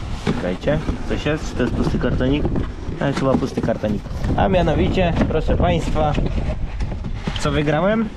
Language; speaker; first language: Polish; native; Polish